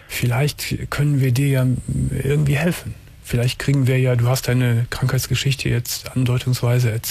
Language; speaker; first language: German; native; German